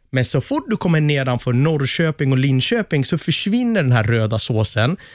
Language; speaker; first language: Swedish; native; Swedish